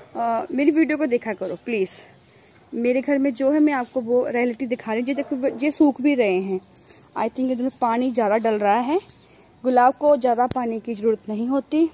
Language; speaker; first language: Hindi; non-native, local second language; Punjabi